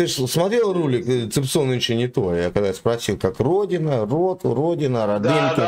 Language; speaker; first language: Russian; native; Russian